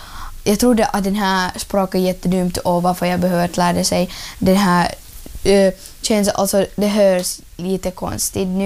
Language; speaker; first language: Swedish; non-native, learner; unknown